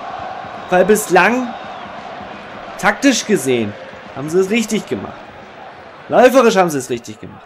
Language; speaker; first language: German; native; German